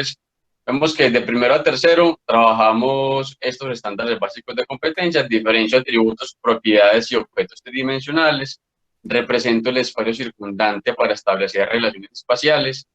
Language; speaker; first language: Spanish; native; Spanish